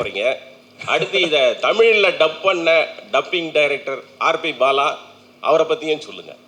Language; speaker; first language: Tamil; native; Tamil